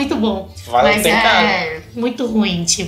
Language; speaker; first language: Portuguese; non-native, fluent; Chinese